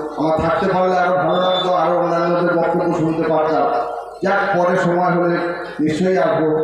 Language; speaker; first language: Bangla; native; Bangla